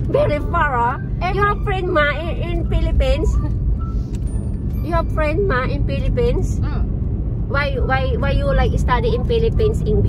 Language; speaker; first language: English; non-native, learner; Filipino